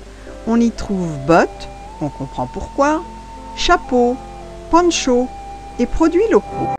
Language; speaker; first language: French; native; French